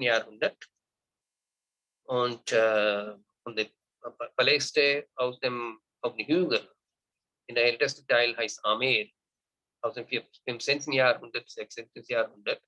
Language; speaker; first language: German; non-native, learner; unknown